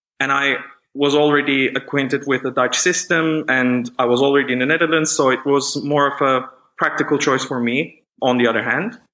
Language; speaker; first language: English; non-native, fluent; Turkish